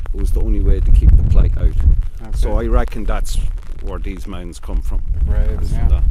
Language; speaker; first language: English; native; English